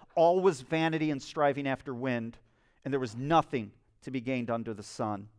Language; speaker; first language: English; native; English